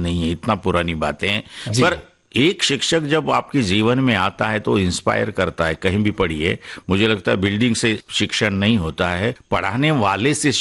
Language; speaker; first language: Hindi; non-native, local second language; Marathi